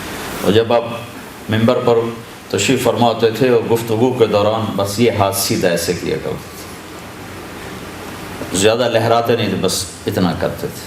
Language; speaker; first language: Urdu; non-native, local second language; Punjabi